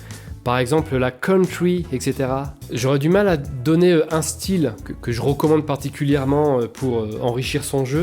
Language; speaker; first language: French; native; French